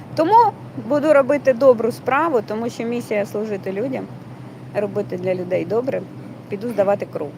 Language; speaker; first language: Ukrainian; native; Ukrainian